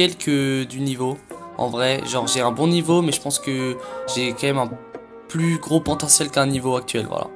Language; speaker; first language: French; native; French